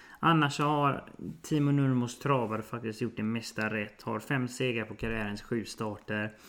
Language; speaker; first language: Swedish; native; Swedish